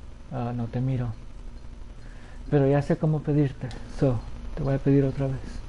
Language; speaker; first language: Spanish; native; Spanish